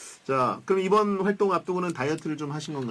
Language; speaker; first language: Korean; native; Korean